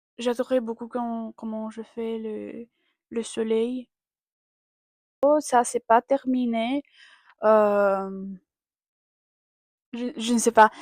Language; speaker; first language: French; non-native, learner; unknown